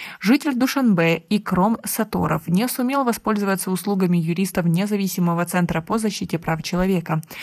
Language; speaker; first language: Russian; non-native, local second language; Tajik